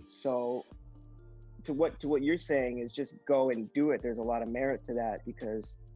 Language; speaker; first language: English; native; English